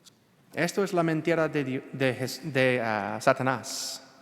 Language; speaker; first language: Spanish; non-native, learner; English